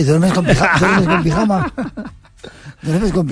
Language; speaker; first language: Spanish; native; Spanish